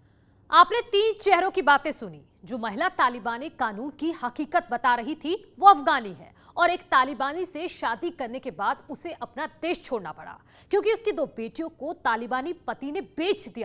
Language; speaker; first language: Hindi; native; Hindi